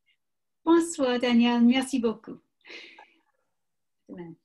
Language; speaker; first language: French; non-native, learner; English